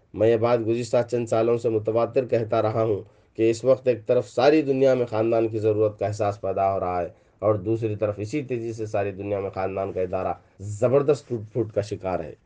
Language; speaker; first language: Urdu; native; Urdu